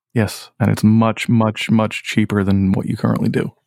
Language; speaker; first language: English; native; English